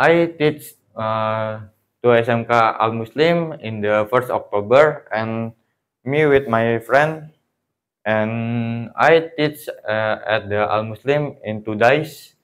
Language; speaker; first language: English; non-native, learner; Indonesian